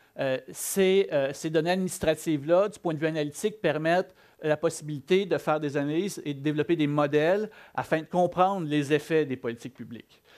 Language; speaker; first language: French; native; French